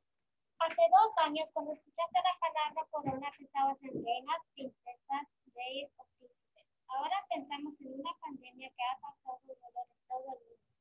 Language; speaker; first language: Spanish; early bilingual, heritage; Spanish